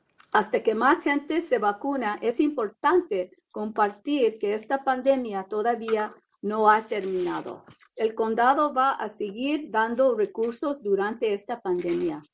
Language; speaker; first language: Spanish; early bilingual, heritage; Spanish